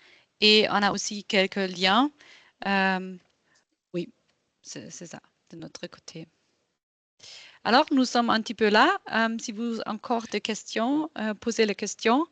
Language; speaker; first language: French; non-native, local second language; German